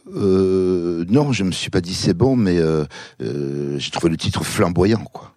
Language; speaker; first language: French; early bilingual, other home language; Kabyle